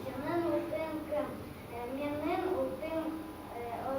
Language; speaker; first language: Kazakh; non-native, local second language; Russian